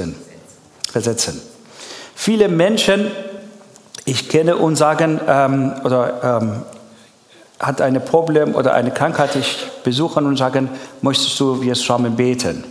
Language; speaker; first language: German; non-native, learner; Persian